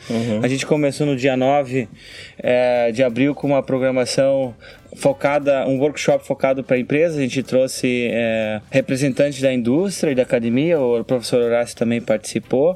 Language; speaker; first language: Portuguese; native; Portuguese